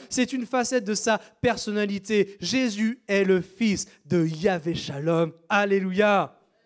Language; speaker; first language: French; native; French